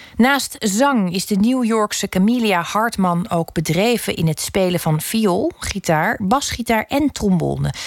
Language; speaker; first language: Dutch; native; Dutch